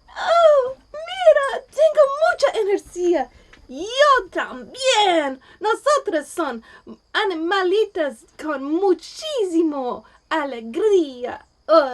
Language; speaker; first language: Spanish; non-native, learner; English